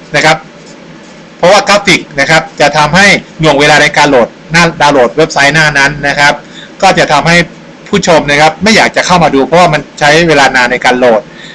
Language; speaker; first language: Thai; native; Thai